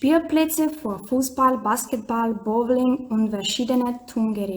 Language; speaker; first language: German; non-native, learner; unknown